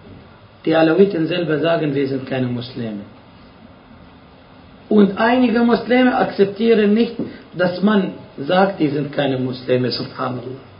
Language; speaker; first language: German; non-native, fluent; Arabic